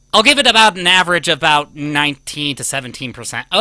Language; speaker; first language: English; native; English